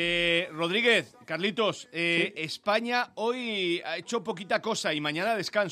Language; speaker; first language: Spanish; native; Spanish